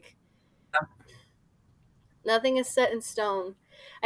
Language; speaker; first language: English; native; English